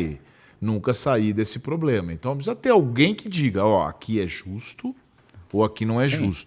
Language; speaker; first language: Portuguese; native; Portuguese